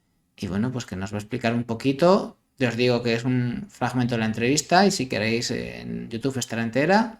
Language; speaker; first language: Spanish; native; Spanish